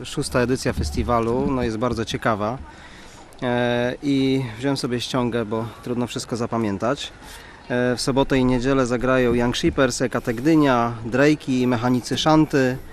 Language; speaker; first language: Polish; native; Polish